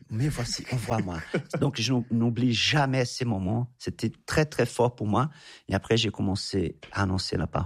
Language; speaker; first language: French; non-native, fluent; Portuguese